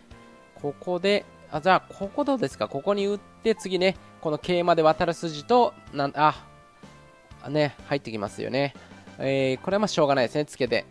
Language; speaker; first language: Japanese; native; Japanese